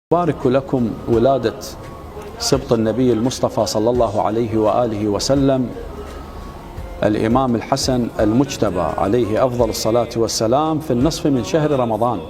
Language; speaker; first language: Arabic; native; Arabic